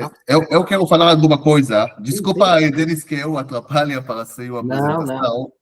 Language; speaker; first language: Portuguese; non-native, fluent; Hebrew